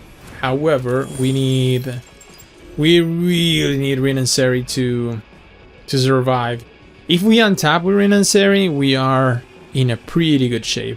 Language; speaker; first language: English; non-native, fluent; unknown